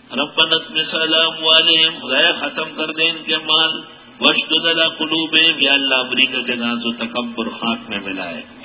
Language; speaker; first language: Urdu; non-native, local second language; Pashto